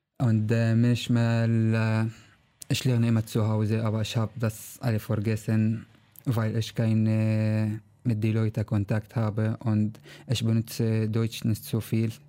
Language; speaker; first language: German; non-native, learner; Arabic